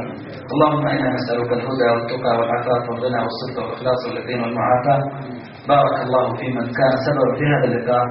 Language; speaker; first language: Arabic; native; Arabic